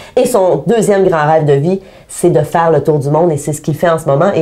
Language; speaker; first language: French; native; French